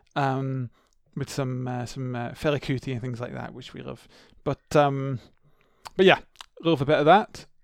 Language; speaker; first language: English; native; English